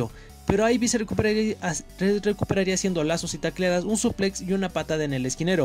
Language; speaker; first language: Spanish; native; Spanish